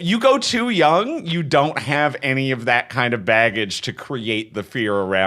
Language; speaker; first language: English; native; English